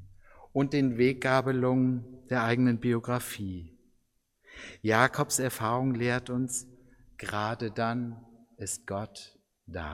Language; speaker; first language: German; native; German